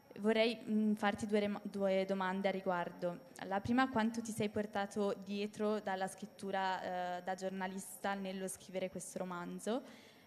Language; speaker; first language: Italian; native; Italian